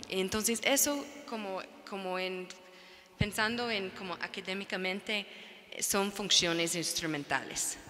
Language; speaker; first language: Spanish; non-native, fluent; English